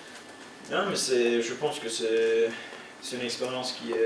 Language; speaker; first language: French; non-native, fluent; Norwegian